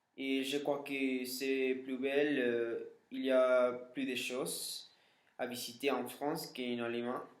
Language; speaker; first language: French; non-native, learner; Spanish